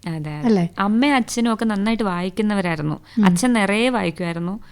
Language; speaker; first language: Malayalam; native; Malayalam